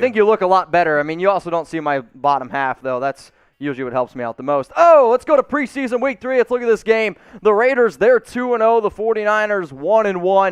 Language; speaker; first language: English; native; English